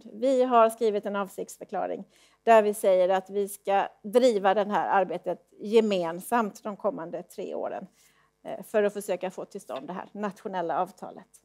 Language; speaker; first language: Swedish; native; Swedish